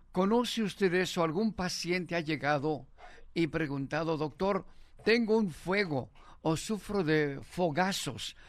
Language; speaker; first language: Spanish; native; Spanish